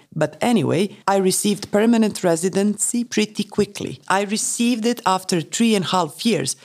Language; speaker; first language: English; non-native, fluent; Romanian